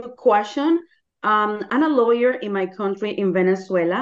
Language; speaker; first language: English; non-native, fluent; Spanish